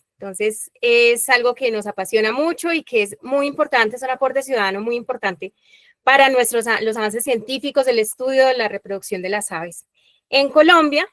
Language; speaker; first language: Spanish; native; Spanish